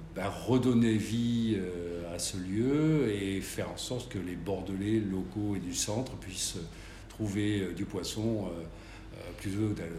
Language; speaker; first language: French; native; French